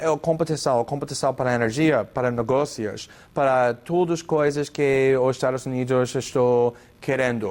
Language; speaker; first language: Portuguese; non-native, fluent; English